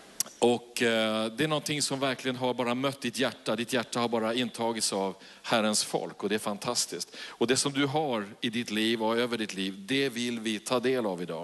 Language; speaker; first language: Swedish; native; Swedish